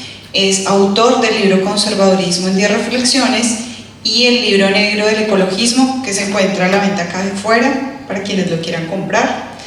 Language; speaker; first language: Spanish; native; Spanish